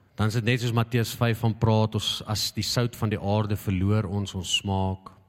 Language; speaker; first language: Afrikaans; native; Afrikaans